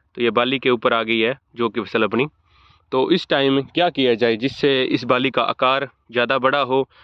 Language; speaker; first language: Hindi; native; Hindi